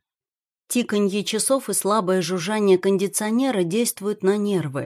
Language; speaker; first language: Russian; native; Russian